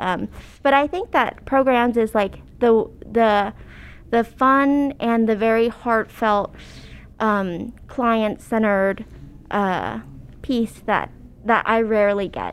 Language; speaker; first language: English; early bilingual, other home language; Cantonese